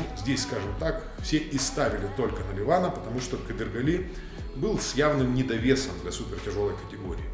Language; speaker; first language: Russian; native; Russian